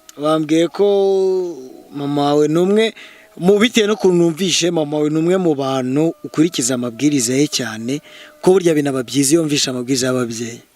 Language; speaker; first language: Kinyarwanda; native; Kinyarwanda